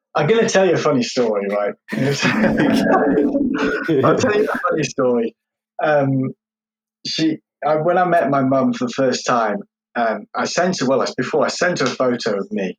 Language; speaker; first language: English; native; English